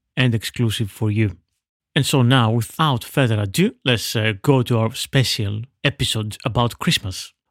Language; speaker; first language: English; non-native, fluent; Greek